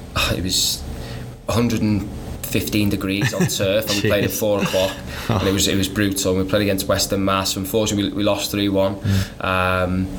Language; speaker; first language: English; native; English